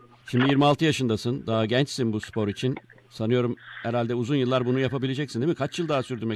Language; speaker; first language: Turkish; native; Turkish